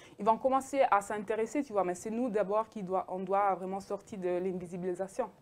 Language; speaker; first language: French; early bilingual, heritage; French